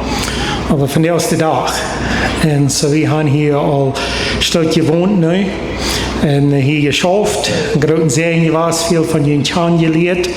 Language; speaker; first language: German; non-native, learner; Plautdietsch